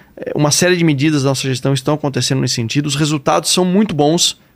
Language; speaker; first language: Portuguese; native; Portuguese